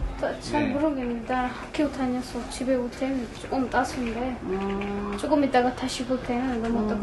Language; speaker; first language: Korean; non-native, learner; Amharic